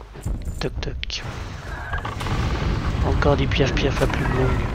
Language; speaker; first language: French; native; French